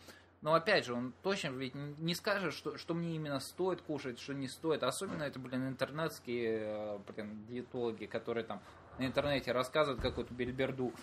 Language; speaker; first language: Russian; native; Russian